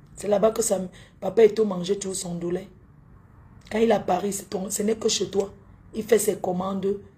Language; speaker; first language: French; native; French